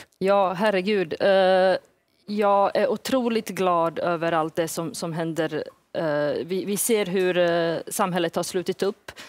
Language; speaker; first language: Swedish; early bilingual, other home language; Bosnian